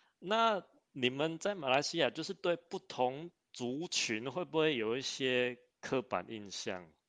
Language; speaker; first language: Chinese; native; Chinese